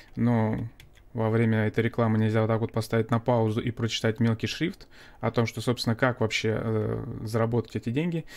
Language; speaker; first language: Russian; native; Russian